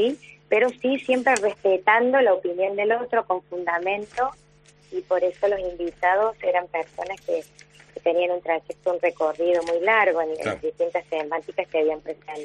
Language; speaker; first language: Spanish; native; Spanish